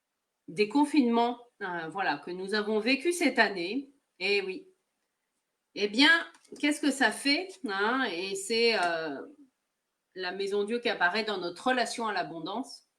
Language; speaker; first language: French; native; French